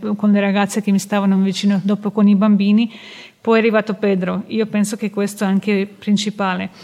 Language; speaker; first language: Italian; non-native, fluent; Croatian